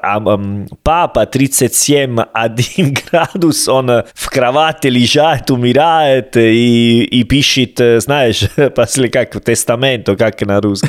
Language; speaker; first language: Russian; non-native, learner; Italian